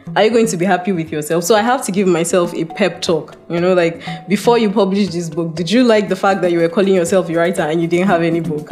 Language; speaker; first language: English; non-native, local second language; Hausa